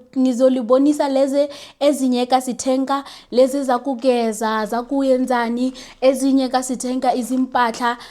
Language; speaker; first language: Zulu; non-native, local second language; Southern Sotho